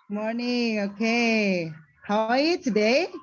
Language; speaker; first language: English; non-native, learner; Indonesian